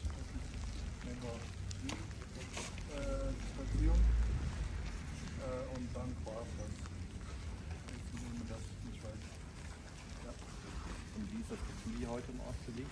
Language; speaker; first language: German; non-native, learner; Tibetan